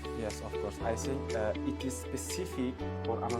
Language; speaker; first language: English; non-native, local second language; Uzbek